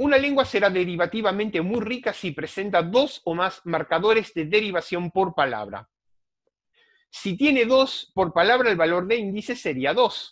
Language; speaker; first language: Spanish; native; Spanish